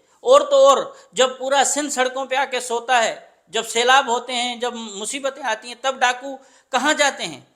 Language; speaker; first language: Urdu; non-native, local second language; Sindhi